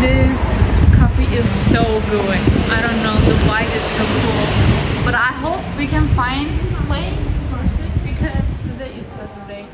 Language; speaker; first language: English; non-native, learner; Turkish